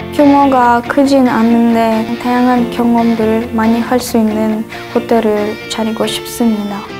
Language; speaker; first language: Korean; non-native, fluent; Russian